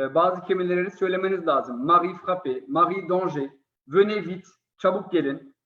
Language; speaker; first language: Turkish; early bilingual, heritage; Turkish